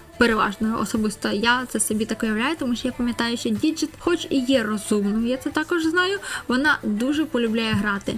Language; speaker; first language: Ukrainian; non-native, local second language; Russian